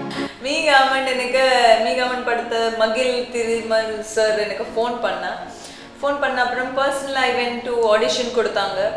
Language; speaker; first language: Tamil; non-native, learner; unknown